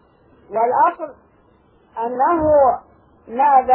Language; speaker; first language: Arabic; native; Arabic